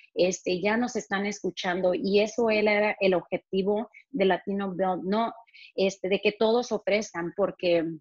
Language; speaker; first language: Spanish; early bilingual, heritage; Spanish